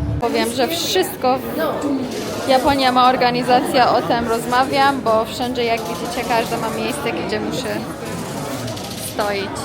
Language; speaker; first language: Polish; non-native, learner; Persian